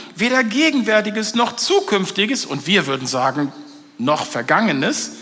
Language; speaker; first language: German; native; German